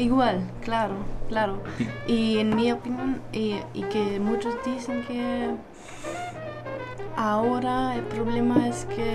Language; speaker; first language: Spanish; non-native, learner; German